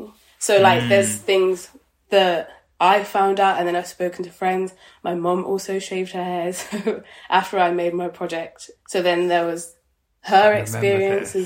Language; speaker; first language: English; native; English